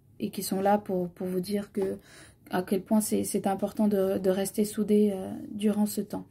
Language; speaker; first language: French; early bilingual, other home language; Tamil